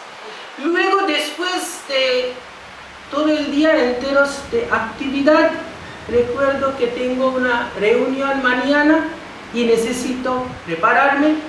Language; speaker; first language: Spanish; non-native, fluent; Bangla